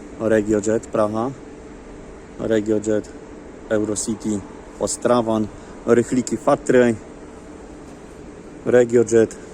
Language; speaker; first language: Polish; native; Polish